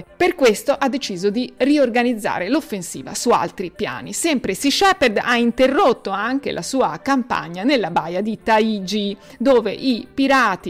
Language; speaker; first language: Italian; native; Italian